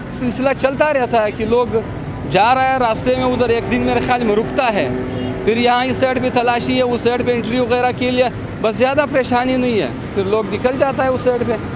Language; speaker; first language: Urdu; early bilingual, other home language; Pashto